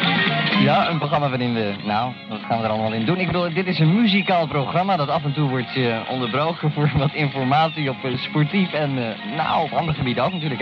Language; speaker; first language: Dutch; native; Dutch